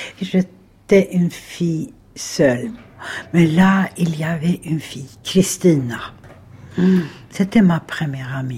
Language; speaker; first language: French; non-native, fluent; Swedish